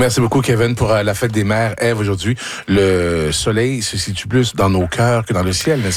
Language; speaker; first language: French; native; French